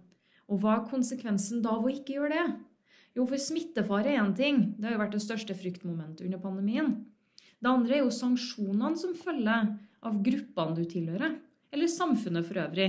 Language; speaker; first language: Norwegian; native; Norwegian